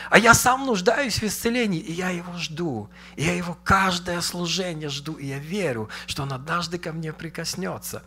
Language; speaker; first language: Russian; native; Russian